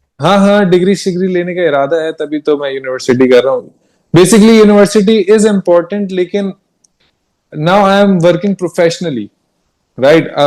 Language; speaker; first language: Hindi; native; Hindi